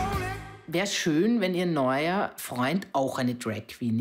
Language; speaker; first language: German; native; German